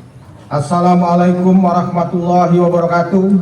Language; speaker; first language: Indonesian; native; Indonesian